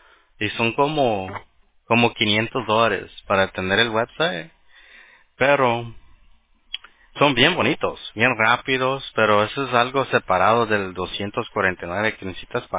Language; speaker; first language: Spanish; early bilingual, heritage; Spanish